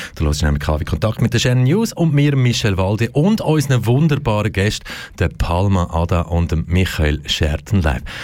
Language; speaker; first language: German; native; German